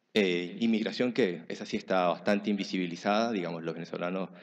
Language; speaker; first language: Spanish; native; Spanish